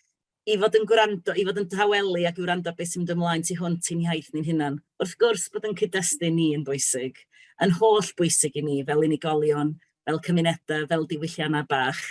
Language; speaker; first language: Welsh; native; Welsh